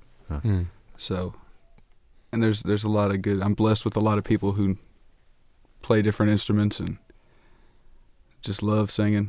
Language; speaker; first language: English; native; English